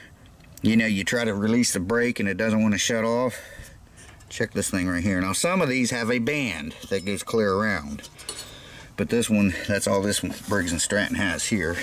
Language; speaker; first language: English; native; English